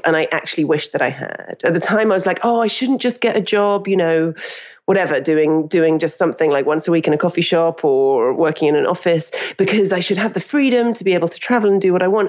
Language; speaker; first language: English; native; English